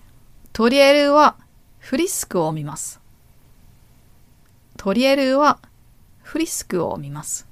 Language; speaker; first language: Japanese; non-native, learner; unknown